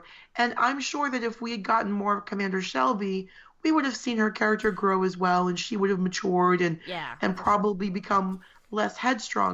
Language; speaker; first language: English; native; English